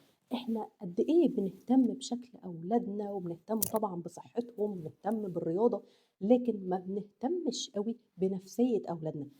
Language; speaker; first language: Arabic; native; Arabic